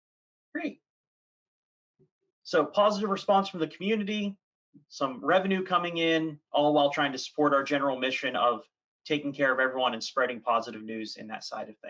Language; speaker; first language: English; native; English